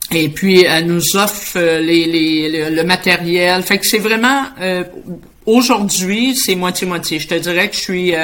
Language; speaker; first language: French; native; French